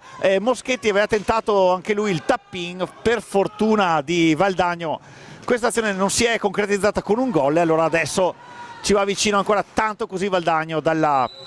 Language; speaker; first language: Italian; native; Italian